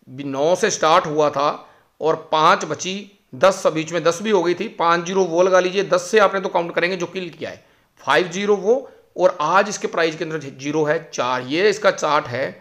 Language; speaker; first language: Hindi; native; Hindi